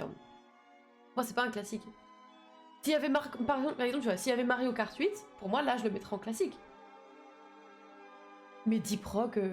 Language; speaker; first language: French; native; French